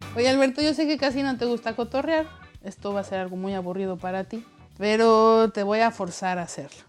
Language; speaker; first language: Spanish; native; Spanish